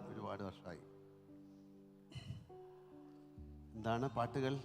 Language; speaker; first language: Malayalam; native; Malayalam